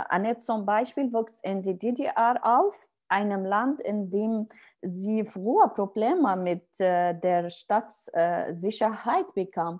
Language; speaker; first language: German; non-native, learner; Arabic